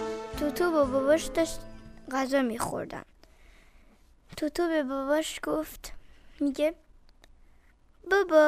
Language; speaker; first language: Persian; early bilingual, heritage; Persian